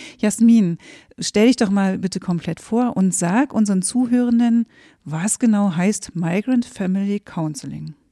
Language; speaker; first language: German; native; German